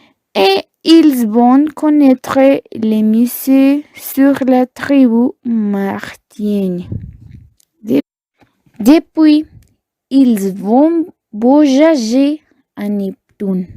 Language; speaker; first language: French; non-native, learner; Spanish